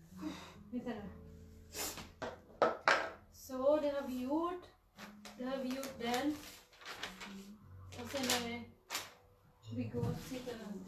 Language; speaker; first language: Swedish; non-native, learner; Cebuano